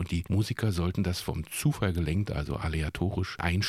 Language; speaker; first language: German; native; German